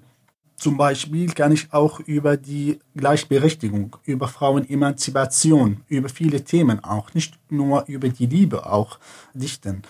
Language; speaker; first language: German; non-native, fluent; Arabic